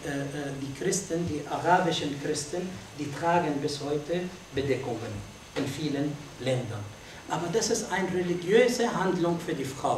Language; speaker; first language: German; non-native, fluent; Arabic